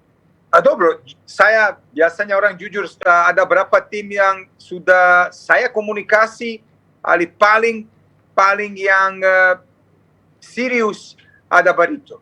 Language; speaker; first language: Indonesian; non-native, fluent; Serbian